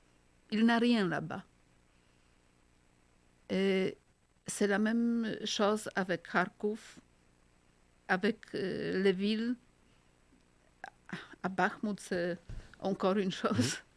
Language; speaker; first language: French; non-native, fluent; Polish